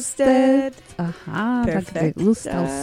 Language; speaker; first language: Spanish; native; Spanish